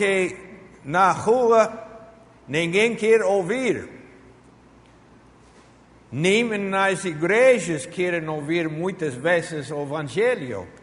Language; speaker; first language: Portuguese; non-native, fluent; Spanish